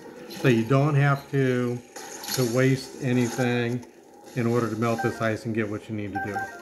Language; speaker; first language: English; native; English